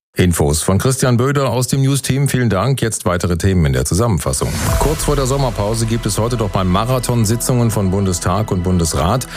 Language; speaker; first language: German; native; German